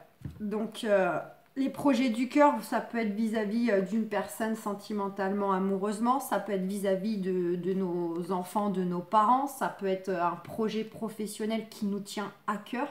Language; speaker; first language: French; native; French